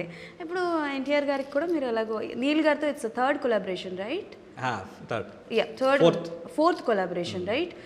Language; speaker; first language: Telugu; native; Telugu